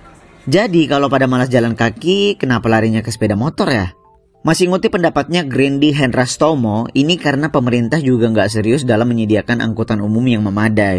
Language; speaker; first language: Indonesian; native; Indonesian